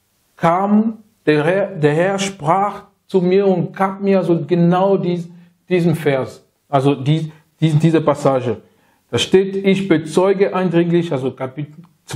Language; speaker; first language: German; non-native, learner; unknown